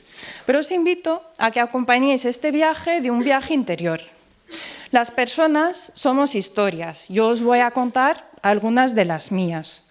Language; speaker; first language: Spanish; non-native, fluent; Norwegian